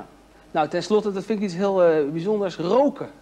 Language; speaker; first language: Dutch; native; Dutch